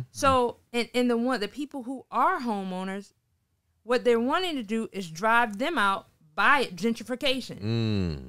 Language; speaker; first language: English; native; English